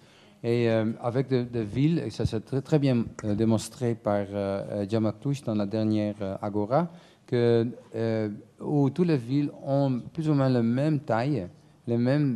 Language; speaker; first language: French; non-native, fluent; Dutch